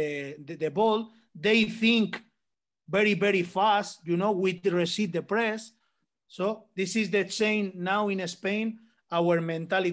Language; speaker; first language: English; non-native, learner; Spanish